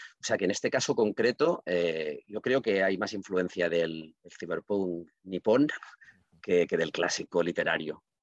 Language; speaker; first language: Spanish; non-native, local second language; Catalan